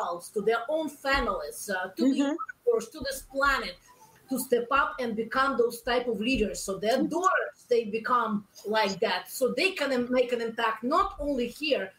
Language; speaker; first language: English; non-native, fluent; Russian